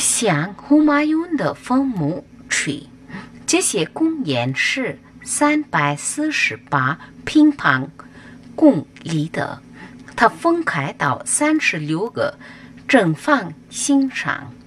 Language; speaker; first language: Chinese; non-native, fluent; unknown